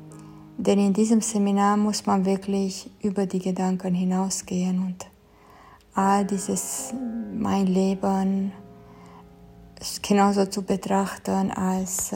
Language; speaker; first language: German; non-native, fluent; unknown